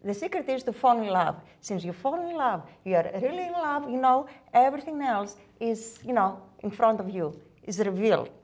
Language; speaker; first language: English; non-native, fluent; Greek